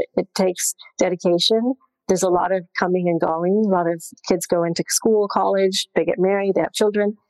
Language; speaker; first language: English; non-native, local second language; Gujarati